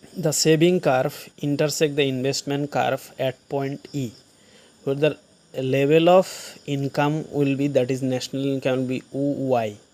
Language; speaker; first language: English; non-native, local second language; Assamese